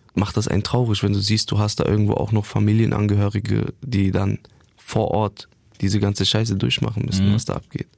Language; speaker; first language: German; native; German